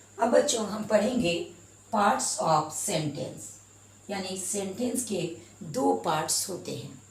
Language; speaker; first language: Hindi; native; Hindi